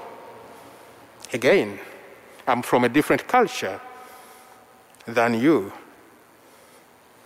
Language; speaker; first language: English; non-native, local second language; Ganda